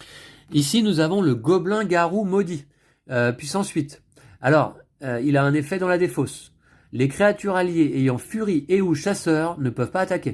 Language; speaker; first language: French; native; French